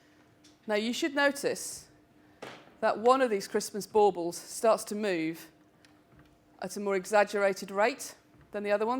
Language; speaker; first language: English; native; English